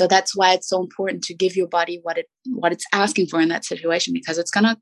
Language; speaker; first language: English; non-native, fluent; German